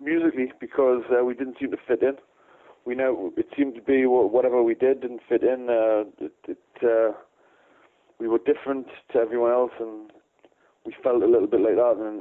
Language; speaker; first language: English; native; English